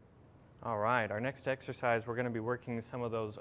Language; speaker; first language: English; native; English